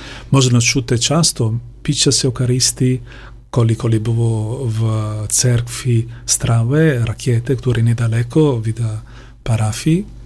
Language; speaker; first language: Ukrainian; non-native, learner; Italian